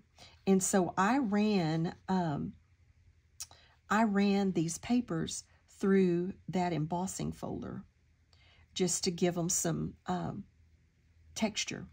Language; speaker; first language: English; native; English